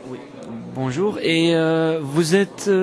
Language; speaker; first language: French; non-native, fluent; Dutch